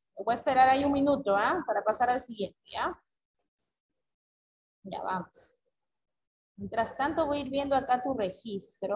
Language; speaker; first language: Spanish; native; Spanish